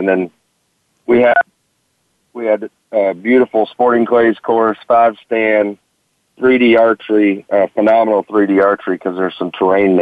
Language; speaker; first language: English; native; English